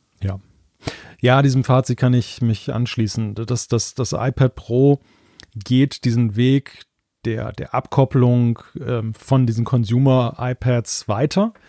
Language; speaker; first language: German; native; German